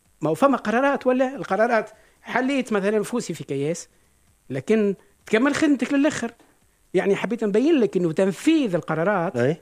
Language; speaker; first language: Arabic; native; Arabic